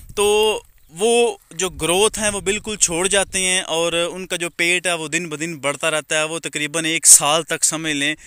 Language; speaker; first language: Urdu; non-native, local second language; Punjabi